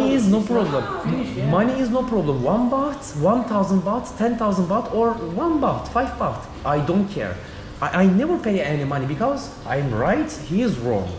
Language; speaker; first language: English; non-native, learner; Turkish